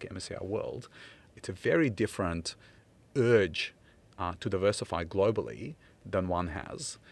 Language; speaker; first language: English; non-native, fluent; Ukrainian